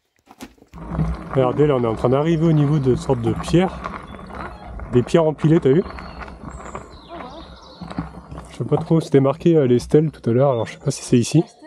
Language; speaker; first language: French; native; French